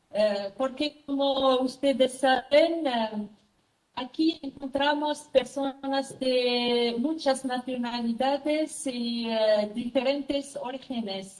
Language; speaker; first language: Spanish; non-native, fluent; French